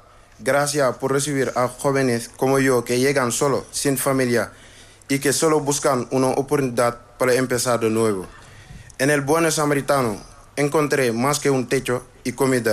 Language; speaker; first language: Spanish; non-native, learner; Wolof